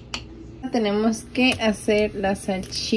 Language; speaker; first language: Spanish; native; Spanish